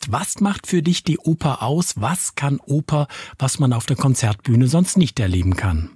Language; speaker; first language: German; native; German